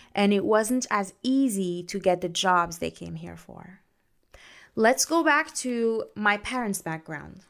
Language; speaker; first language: English; non-native, fluent; Arabic